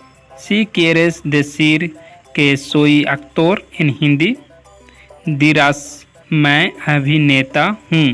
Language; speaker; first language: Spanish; non-native, learner; Hindi